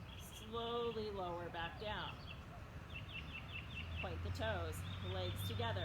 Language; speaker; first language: English; native; English